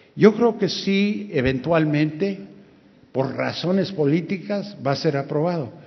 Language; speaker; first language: Spanish; early bilingual, other home language; English